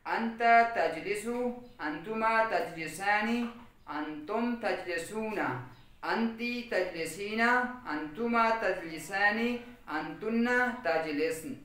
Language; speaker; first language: Arabic; non-native, fluent; Urdu